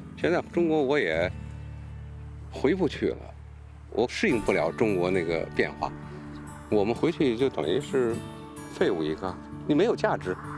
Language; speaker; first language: Chinese; native; Chinese